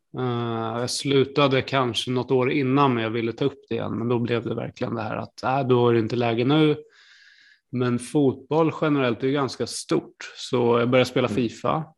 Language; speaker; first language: Swedish; native; Swedish